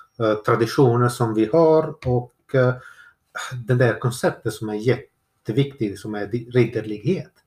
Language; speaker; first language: Swedish; non-native, fluent; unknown